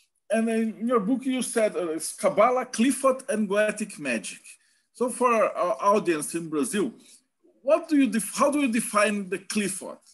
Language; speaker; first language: English; non-native, fluent; Portuguese